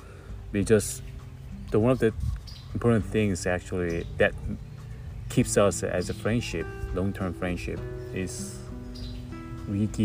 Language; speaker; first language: English; non-native, fluent; Korean